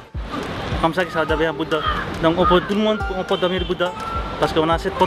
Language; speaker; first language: French; non-native, learner; Nepali